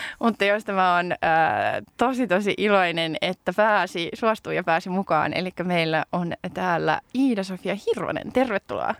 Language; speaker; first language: Finnish; non-native, local second language; Swedish